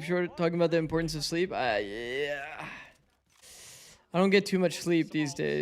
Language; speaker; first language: English; native; English